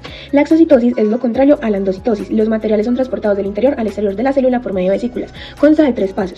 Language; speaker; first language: Spanish; native; Spanish